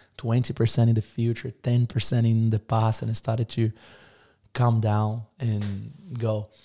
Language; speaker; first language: English; non-native, fluent; Portuguese